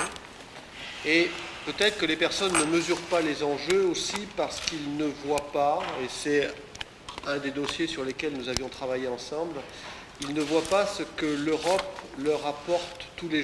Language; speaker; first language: French; native; French